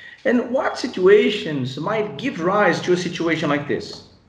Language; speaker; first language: English; non-native, fluent; Portuguese